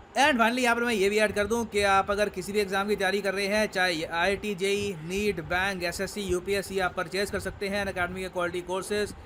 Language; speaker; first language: Hindi; native; Hindi